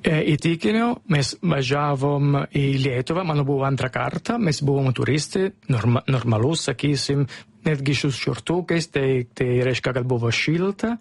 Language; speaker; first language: Lithuanian; non-native, learner; Italian